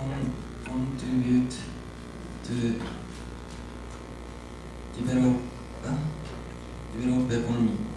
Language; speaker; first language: English; non-native, learner; Japanese